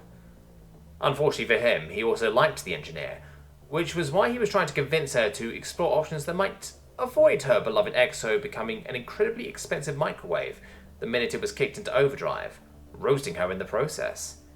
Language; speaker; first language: English; native; English